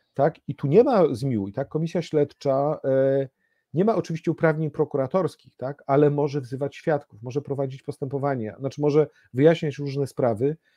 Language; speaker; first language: Polish; native; Polish